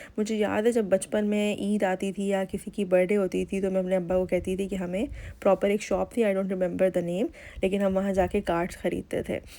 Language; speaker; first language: Urdu; native; Urdu